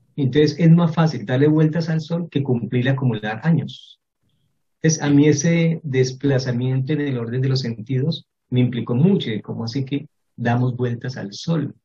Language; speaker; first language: Spanish; native; Spanish